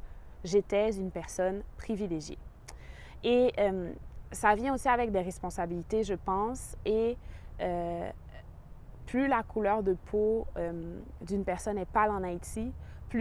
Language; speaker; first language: French; native; French